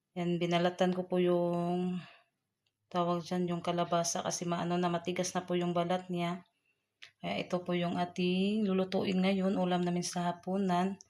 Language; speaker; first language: Filipino; non-native, local second language; Cebuano